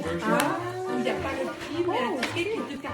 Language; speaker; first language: French; native; French